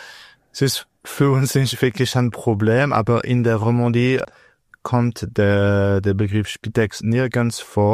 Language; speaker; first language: German; non-native, local second language; French